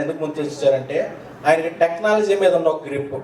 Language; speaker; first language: Telugu; native; Telugu